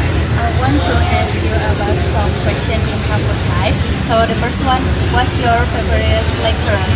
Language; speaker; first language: English; non-native, learner; Indonesian